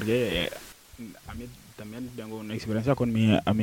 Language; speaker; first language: Spanish; non-native, learner; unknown